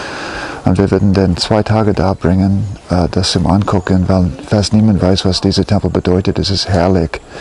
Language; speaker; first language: German; non-native, fluent; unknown